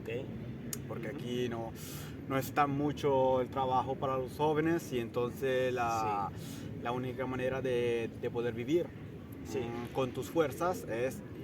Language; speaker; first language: Spanish; non-native, fluent; Italian